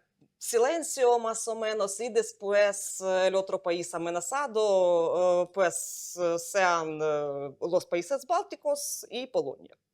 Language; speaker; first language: Spanish; non-native, fluent; Ukrainian